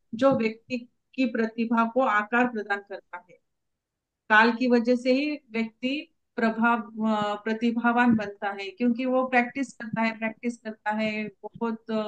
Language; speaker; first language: Hindi; non-native, local second language; Marathi